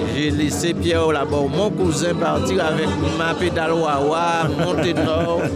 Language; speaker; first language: French; native; French